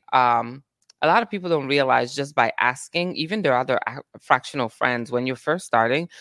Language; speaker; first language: English; non-native, fluent; Italian